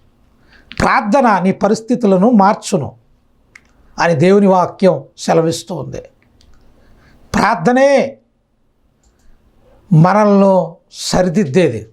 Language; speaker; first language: Telugu; native; Telugu